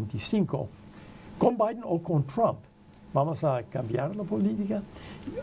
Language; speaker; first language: Spanish; non-native, fluent; English